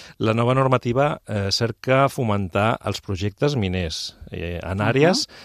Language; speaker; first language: Catalan; native; Catalan